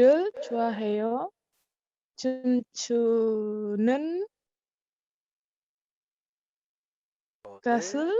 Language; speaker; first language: Korean; non-native, learner; Spanish